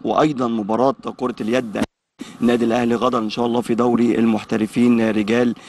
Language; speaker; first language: Arabic; native; Arabic